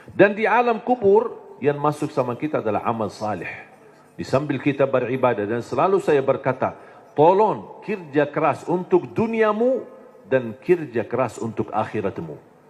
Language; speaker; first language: Indonesian; non-native, fluent; Arabic